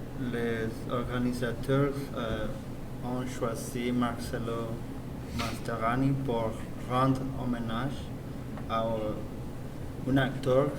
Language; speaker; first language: French; non-native, learner; English